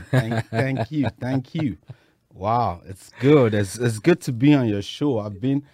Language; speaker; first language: English; non-native, local second language; Yoruba